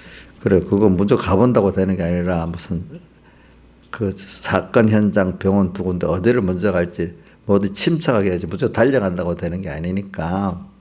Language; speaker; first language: Korean; native; Korean